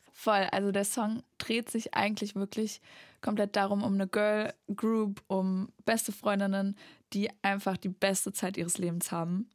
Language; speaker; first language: German; native; German